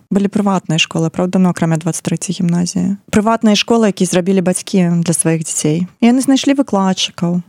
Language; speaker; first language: Belarusian; non-native, local second language; Russian